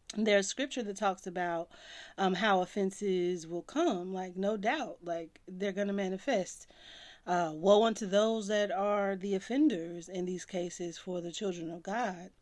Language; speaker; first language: English; native; English